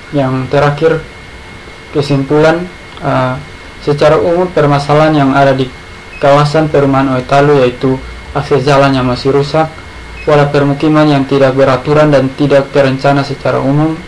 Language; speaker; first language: Indonesian; native; Indonesian